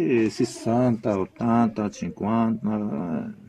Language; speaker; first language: Italian; non-native, learner; Arabic